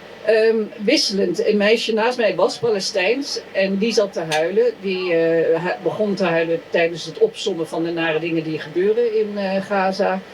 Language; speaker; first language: Dutch; native; Dutch